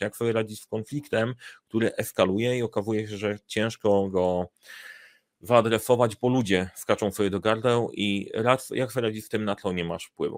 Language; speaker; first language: Polish; native; Polish